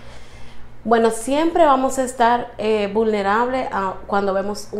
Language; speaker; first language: Spanish; native; Spanish